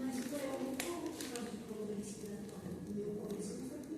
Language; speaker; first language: Portuguese; native; Portuguese